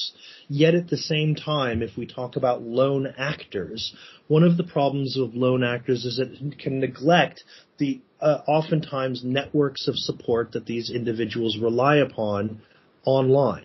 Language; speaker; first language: English; native; English